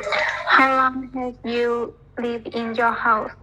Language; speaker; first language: English; non-native, learner; Vietnamese